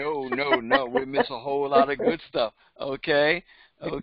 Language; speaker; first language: English; native; English